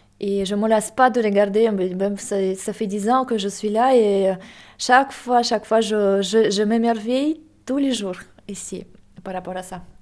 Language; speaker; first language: French; non-native, fluent; Russian